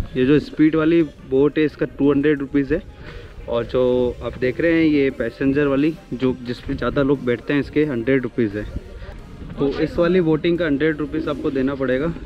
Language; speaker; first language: Hindi; native; Hindi